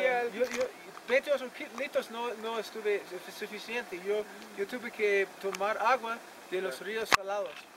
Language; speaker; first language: Spanish; non-native, learner; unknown